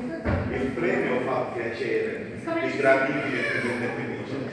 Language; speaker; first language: Italian; native; Italian